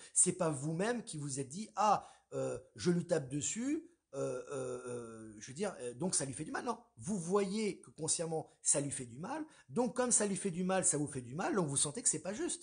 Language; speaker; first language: French; native; French